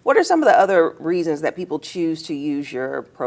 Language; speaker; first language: English; native; English